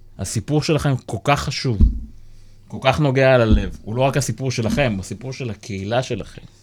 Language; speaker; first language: Hebrew; native; Hebrew